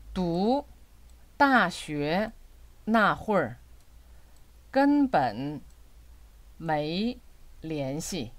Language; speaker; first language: Chinese; non-native, fluent; Korean